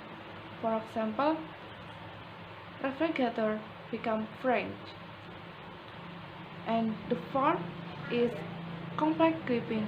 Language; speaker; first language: English; non-native, learner; Indonesian